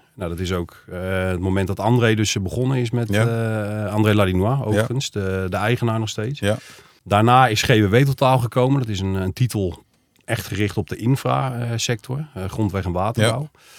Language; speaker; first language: Dutch; native; Dutch